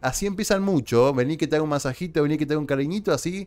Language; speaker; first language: Spanish; native; Spanish